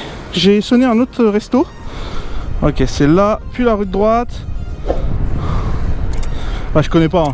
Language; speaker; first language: French; native; French